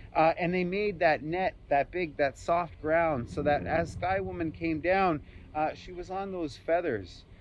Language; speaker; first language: English; native; English